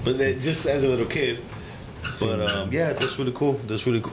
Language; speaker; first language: English; early bilingual, other home language; Spanish